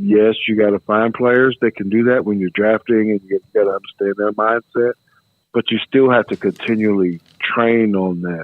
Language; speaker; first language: English; native; English